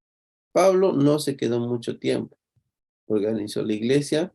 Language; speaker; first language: Spanish; native; Spanish